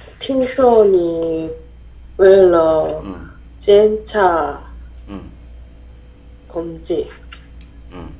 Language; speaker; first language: Chinese; non-native, learner; Korean